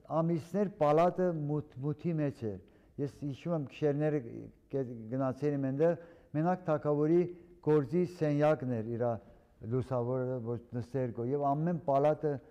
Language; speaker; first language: Armenian; early bilingual, heritage; Armenian